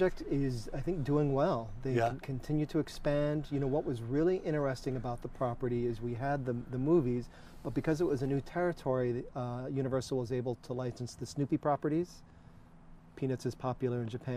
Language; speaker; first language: English; native; English